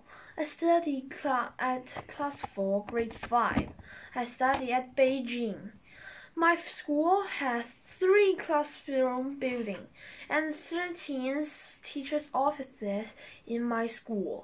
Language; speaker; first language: English; non-native, learner; Chinese